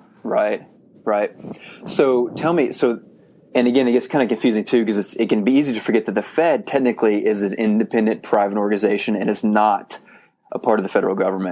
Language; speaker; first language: English; native; English